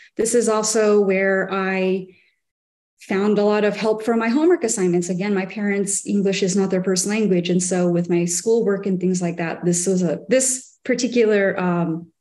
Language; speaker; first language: English; native; English